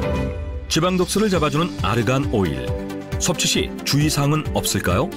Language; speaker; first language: Korean; native; Korean